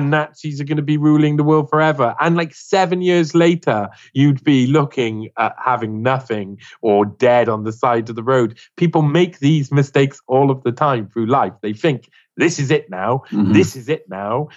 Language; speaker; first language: English; native; English